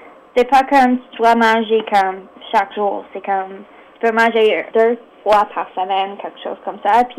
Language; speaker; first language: French; non-native, local second language; English